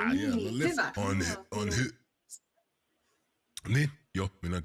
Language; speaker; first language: Finnish; non-native, learner; English